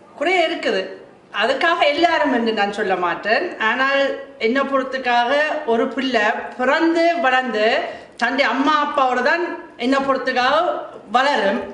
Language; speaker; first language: Tamil; non-native, fluent; German